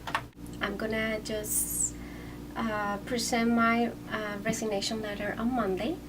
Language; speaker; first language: English; non-native, fluent; Spanish